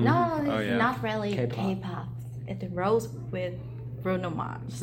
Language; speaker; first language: English; non-native, learner; Vietnamese